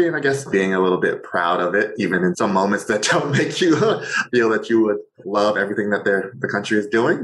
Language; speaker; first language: English; native; English